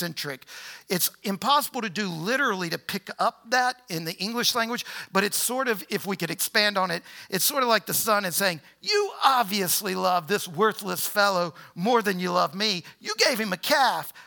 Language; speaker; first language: English; native; English